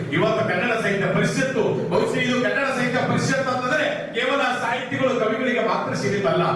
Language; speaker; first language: Kannada; native; Kannada